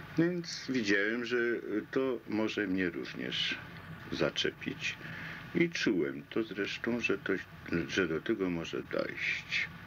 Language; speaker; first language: Polish; native; Polish